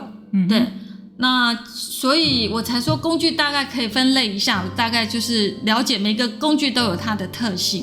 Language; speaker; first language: Chinese; native; Chinese